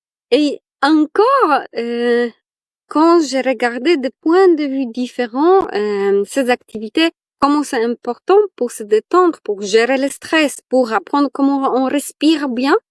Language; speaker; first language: French; non-native, fluent; Polish